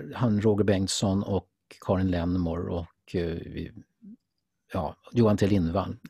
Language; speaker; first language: Swedish; native; Swedish